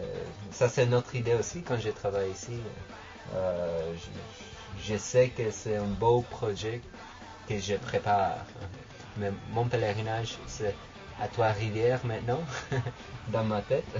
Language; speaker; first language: French; non-native, fluent; English